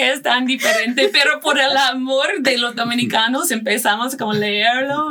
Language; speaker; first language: Spanish; non-native, fluent; English